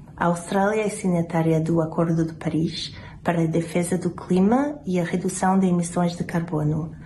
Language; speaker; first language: Portuguese; non-native, fluent; English